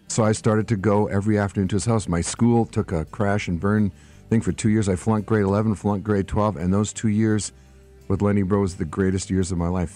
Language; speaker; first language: English; native; English